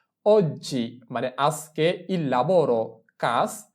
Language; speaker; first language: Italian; non-native, fluent; Bangla